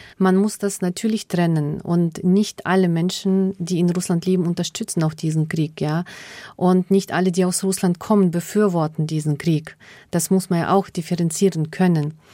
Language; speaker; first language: German; early bilingual, other home language; Russian